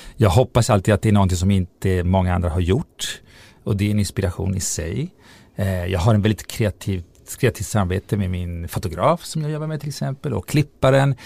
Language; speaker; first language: Swedish; non-native, fluent; Italian